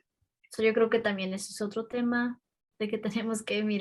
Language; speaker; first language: Spanish; early bilingual, heritage; Spanish